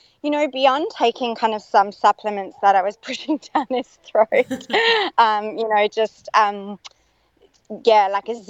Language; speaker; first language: English; native; English